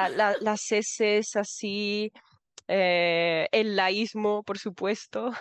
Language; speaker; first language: Spanish; native; Spanish